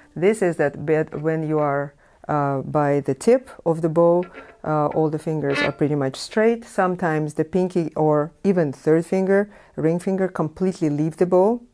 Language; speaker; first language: English; non-native, fluent; Russian